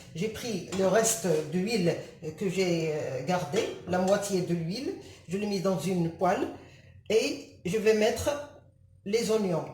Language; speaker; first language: French; non-native, local second language; Arabic